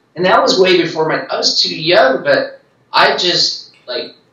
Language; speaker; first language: English; native; English